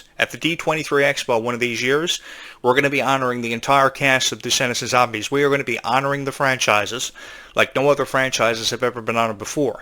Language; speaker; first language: English; native; English